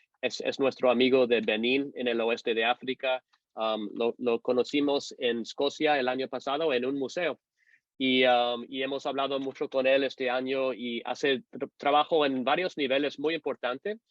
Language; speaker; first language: Spanish; non-native, fluent; English